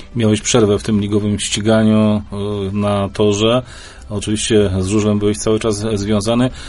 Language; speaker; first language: Polish; native; Polish